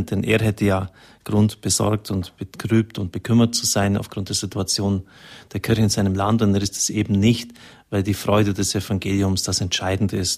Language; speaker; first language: German; native; German